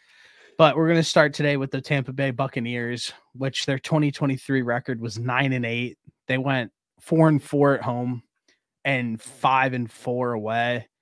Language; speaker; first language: English; native; English